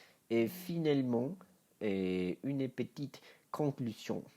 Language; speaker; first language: French; non-native, learner; Spanish